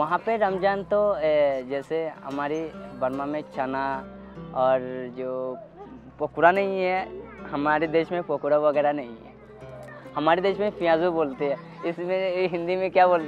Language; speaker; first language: Hindi; non-native, learner; Rohingya